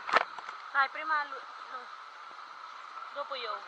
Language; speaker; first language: Italian; non-native, learner; Filipino